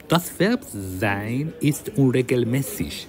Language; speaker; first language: German; non-native, fluent; Persian